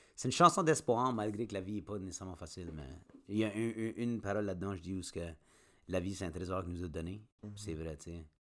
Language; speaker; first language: French; native; French